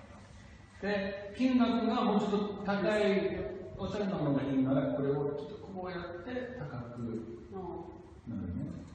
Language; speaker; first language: Japanese; non-native, fluent; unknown